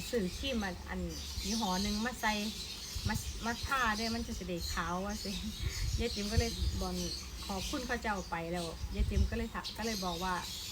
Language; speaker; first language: Thai; non-native, local second language; Northeastern Thai